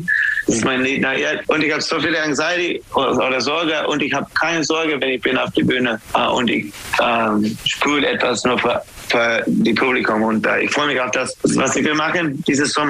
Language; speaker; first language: German; non-native, learner; English